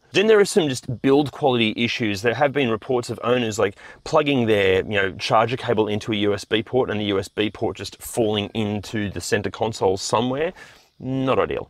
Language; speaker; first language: English; native; English